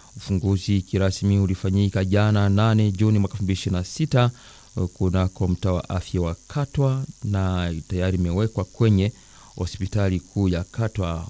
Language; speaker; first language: Swahili; non-native, local second language; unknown